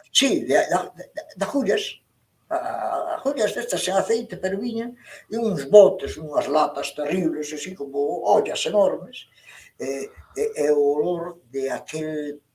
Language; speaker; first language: Galician; native; Galician